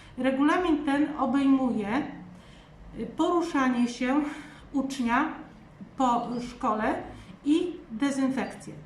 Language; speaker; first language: Polish; native; Polish